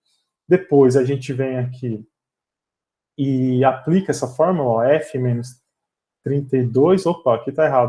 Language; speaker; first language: Portuguese; native; Portuguese